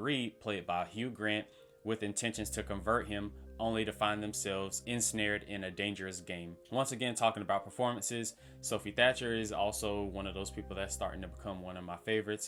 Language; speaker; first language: English; native; English